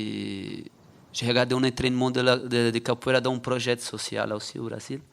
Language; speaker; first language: French; non-native, fluent; Portuguese